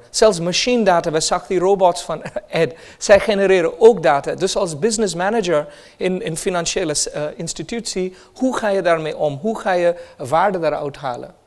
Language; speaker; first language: Dutch; non-native, fluent; Hindi